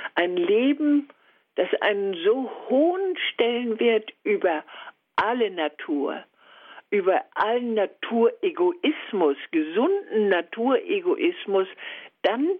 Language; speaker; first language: German; native; German